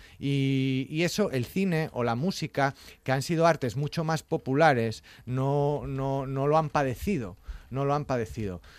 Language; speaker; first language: Spanish; native; Spanish